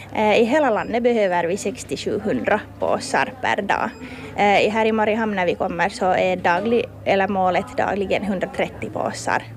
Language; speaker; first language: Swedish; native; Swedish